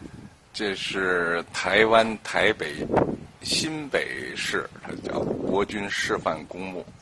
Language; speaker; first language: Chinese; native; Chinese